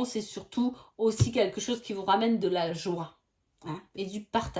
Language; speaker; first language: French; native; French